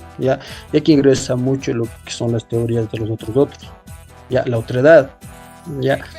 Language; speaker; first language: Spanish; non-native, local second language; Quechua